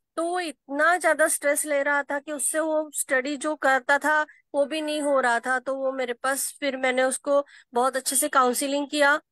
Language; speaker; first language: Hindi; non-native, local second language; Marathi